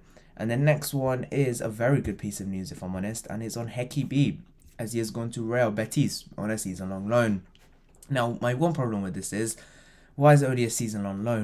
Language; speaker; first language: English; native; English